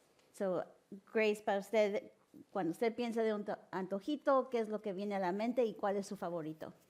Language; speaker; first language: Spanish; early bilingual, heritage; Spanish